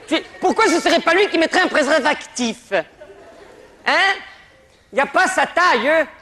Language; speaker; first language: French; native; French